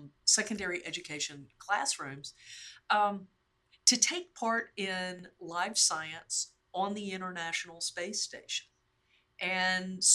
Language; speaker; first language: English; native; English